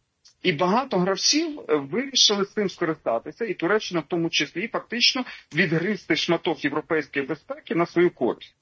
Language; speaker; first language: Ukrainian; native; Ukrainian